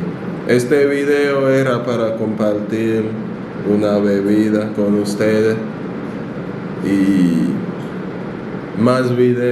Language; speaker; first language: Spanish; non-native, fluent; Haitian Creole